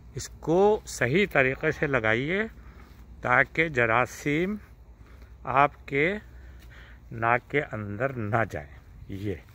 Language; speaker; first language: Urdu; native; Urdu